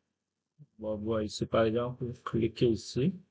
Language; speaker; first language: French; non-native, fluent; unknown